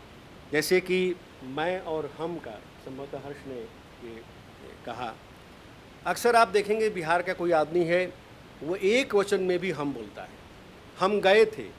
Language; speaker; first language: Hindi; native; Hindi